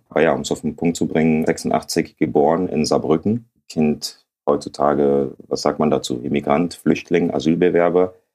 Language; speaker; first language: German; early bilingual, other home language; Akan